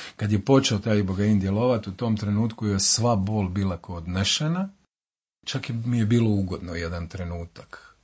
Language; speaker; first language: Croatian; native; Croatian